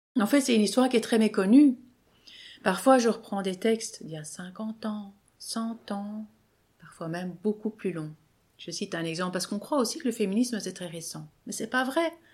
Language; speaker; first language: French; native; French